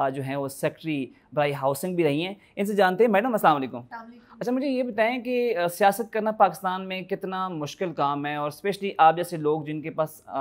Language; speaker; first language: Urdu; native; Urdu